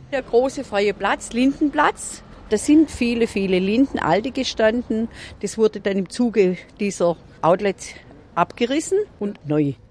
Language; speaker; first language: German; native; German